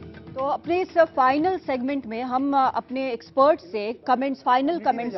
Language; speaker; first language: Hindi; native; Hindi